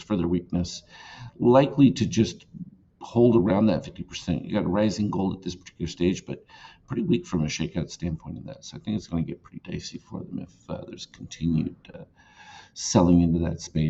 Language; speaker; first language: English; native; English